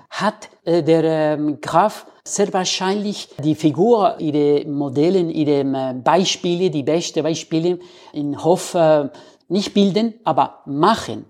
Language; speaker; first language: German; non-native, fluent; Spanish